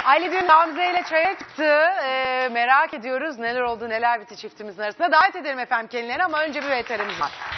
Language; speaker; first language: Turkish; native; Turkish